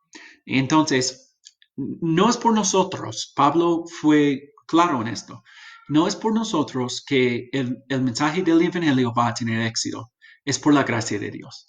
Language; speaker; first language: Spanish; non-native, fluent; English